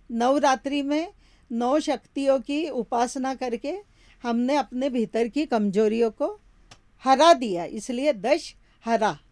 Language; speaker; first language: Hindi; non-native, local second language; Marathi